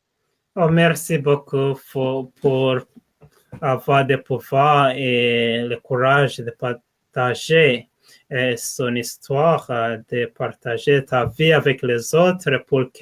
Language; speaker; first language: French; non-native, learner; English